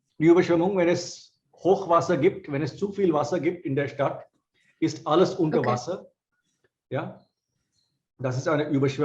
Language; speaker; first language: German; non-native, fluent; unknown